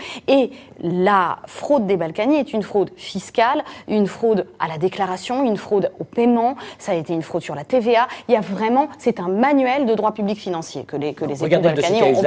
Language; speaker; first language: French; native; French